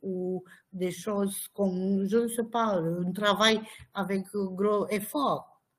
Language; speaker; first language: French; non-native, fluent; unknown